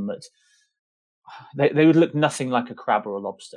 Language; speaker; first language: English; native; English